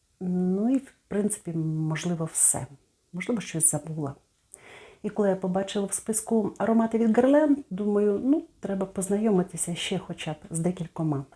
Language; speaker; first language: Ukrainian; native; Ukrainian